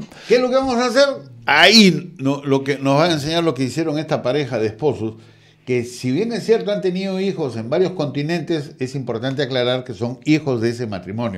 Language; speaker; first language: Spanish; native; Spanish